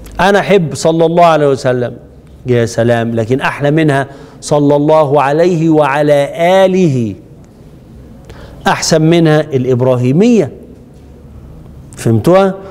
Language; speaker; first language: Arabic; native; Arabic